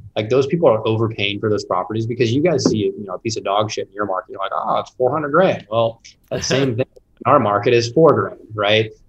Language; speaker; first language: English; native; English